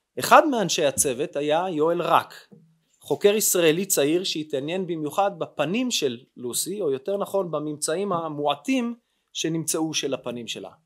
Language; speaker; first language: Hebrew; native; Hebrew